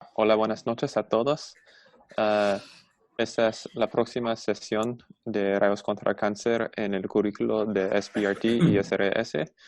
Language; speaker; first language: Spanish; non-native, fluent; English